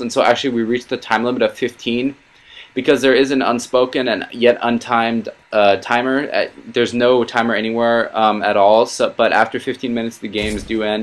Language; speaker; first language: English; early bilingual, other home language; German